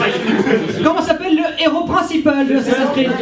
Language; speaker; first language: French; native; French